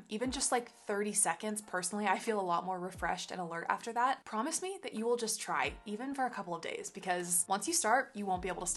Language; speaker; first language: English; native; English